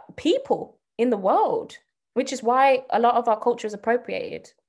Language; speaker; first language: English; native; English